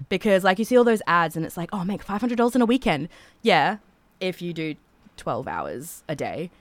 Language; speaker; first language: English; native; English